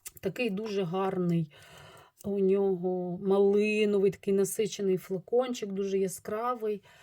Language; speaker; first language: Ukrainian; native; Ukrainian